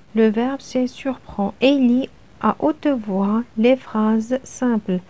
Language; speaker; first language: French; non-native, local second language; Arabic